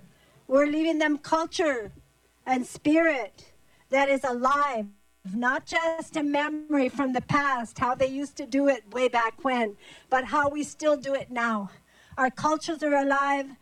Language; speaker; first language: English; non-native, fluent; Portuguese